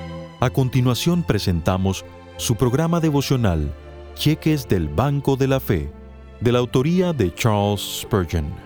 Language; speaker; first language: Spanish; native; Spanish